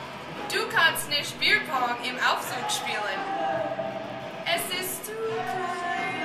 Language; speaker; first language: German; non-native, learner; English